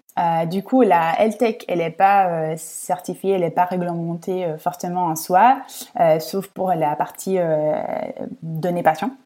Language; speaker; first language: French; non-native, fluent; Italian